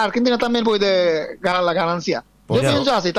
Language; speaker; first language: Spanish; non-native, fluent; Bangla